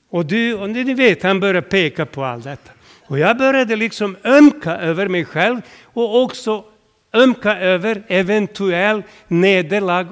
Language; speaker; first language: Swedish; non-native, fluent; Serbian